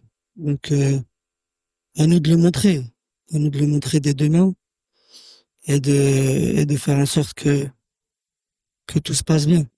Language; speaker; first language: French; native; French